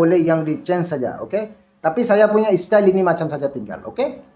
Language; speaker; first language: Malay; non-native, learner; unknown